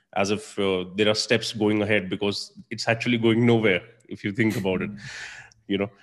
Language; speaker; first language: English; non-native, local second language; Hindi